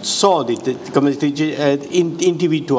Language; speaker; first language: Italian; non-native, fluent; Chinese